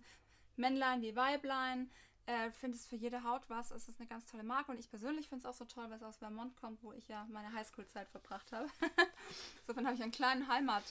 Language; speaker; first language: German; native; German